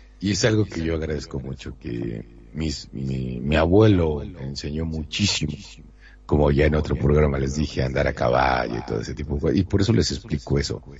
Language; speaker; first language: Spanish; native; Spanish